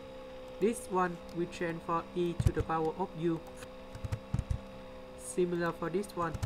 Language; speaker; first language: English; non-native, learner; Vietnamese